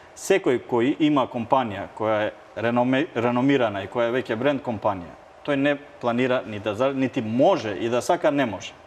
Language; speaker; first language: Macedonian; non-native, local second language; Albanian